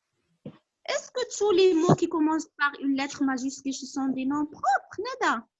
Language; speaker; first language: French; non-native, local second language; Arabic